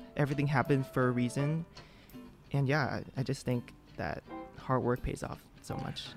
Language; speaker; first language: English; non-native, fluent; Vietnamese